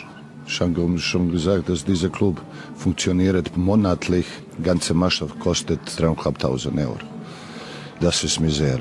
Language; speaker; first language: German; non-native, learner; Serbian